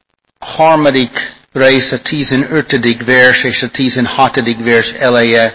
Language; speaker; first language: Hungarian; non-native, fluent; English